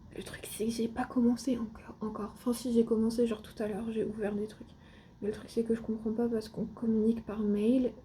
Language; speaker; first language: French; native; French